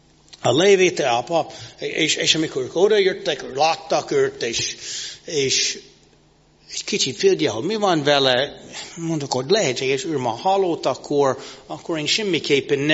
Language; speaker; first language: Hungarian; non-native, fluent; English